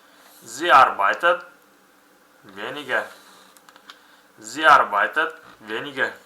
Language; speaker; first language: German; non-native, fluent; Uzbek